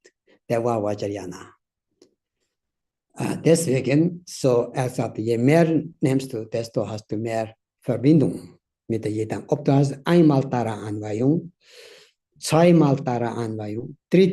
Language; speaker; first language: German; non-native, learner; Tibetan